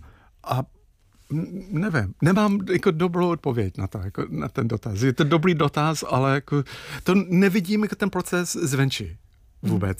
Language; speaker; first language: Czech; non-native, fluent; English